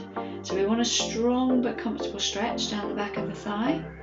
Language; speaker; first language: English; native; English